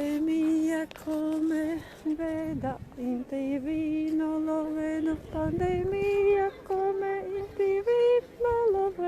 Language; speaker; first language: Italian; non-native, learner; Latvian